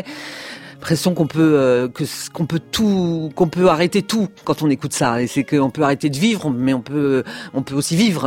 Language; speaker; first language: French; native; French